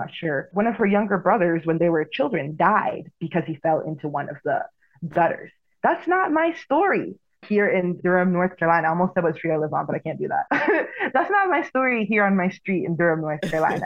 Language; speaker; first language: English; early bilingual, other home language; Igbo